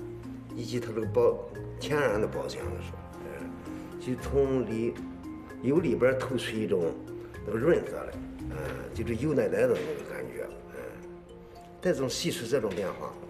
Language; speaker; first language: Chinese; native; Chinese